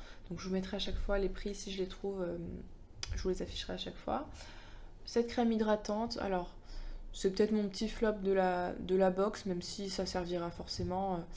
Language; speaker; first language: French; native; French